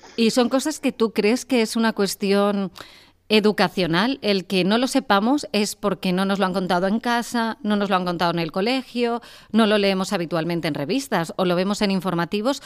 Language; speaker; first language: Spanish; native; Spanish